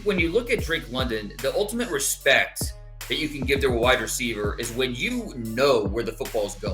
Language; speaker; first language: English; native; English